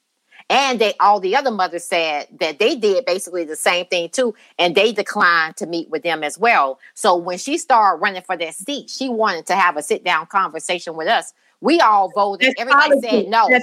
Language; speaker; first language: English; native; English